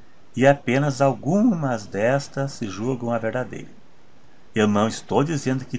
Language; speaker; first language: Portuguese; native; Portuguese